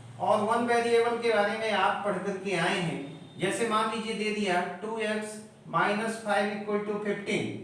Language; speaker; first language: Hindi; native; Hindi